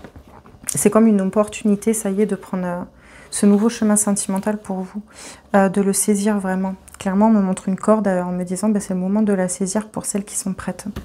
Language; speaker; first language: French; native; French